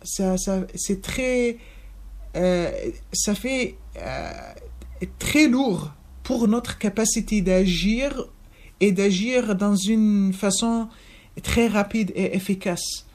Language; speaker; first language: French; non-native, fluent; Arabic